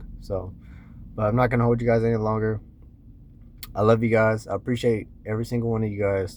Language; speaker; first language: English; native; English